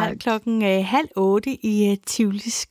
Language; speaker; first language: Danish; native; Danish